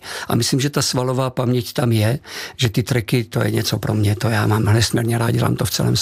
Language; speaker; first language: Czech; native; Czech